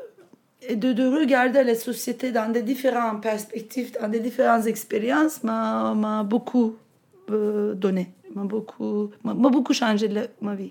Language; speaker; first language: French; non-native, fluent; Turkish